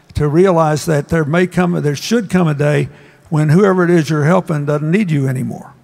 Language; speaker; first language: English; native; English